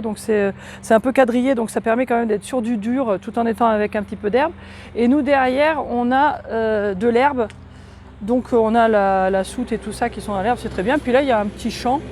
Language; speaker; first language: French; native; French